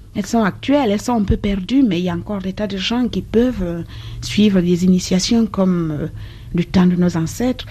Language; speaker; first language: French; non-native, local second language; Basaa